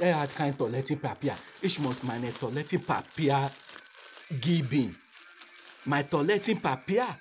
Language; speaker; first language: German; non-native, learner; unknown